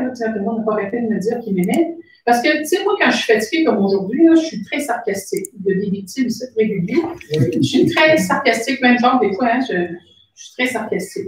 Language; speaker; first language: French; native; French